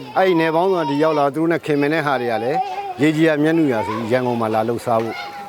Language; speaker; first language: Burmese; native; Burmese